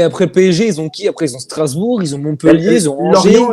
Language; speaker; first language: French; native; French